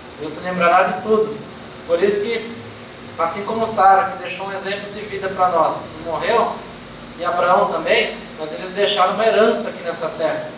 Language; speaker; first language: Portuguese; native; Portuguese